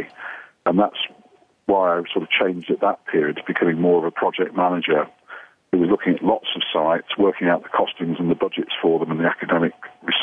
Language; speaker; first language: English; native; English